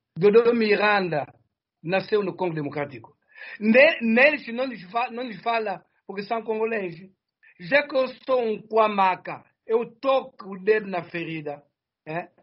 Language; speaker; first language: Portuguese; non-native, fluent; Kongo